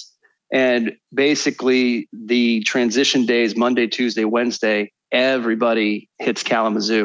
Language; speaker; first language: English; native; English